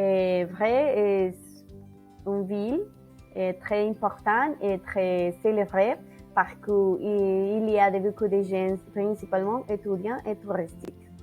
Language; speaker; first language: French; non-native, learner; Spanish